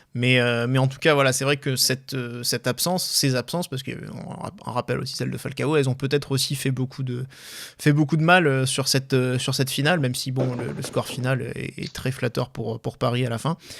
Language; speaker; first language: French; native; French